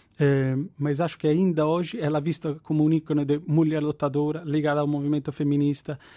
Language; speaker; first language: Portuguese; non-native, fluent; Italian